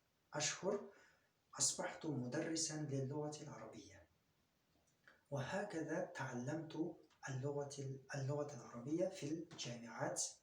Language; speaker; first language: Arabic; non-native, fluent; Kyrgyz